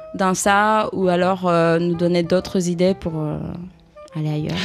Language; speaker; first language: French; early bilingual, other home language; Greek